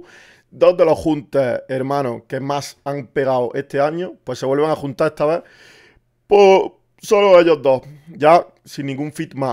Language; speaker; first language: Spanish; native; Spanish